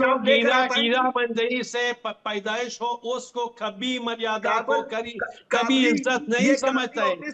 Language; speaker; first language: Hindi; non-native, fluent; Pashto